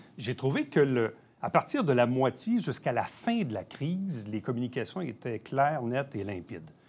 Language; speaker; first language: French; native; French